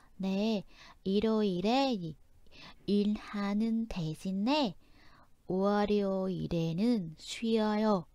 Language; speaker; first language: Korean; non-native, fluent; Vietnamese